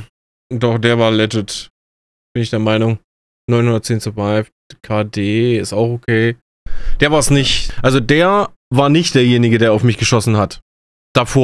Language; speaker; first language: German; native; German